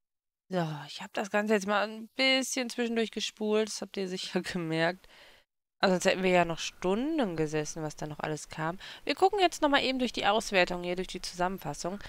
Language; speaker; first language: German; native; German